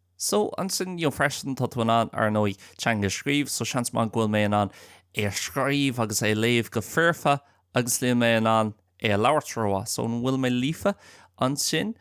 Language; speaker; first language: Irish; non-native, local second language; English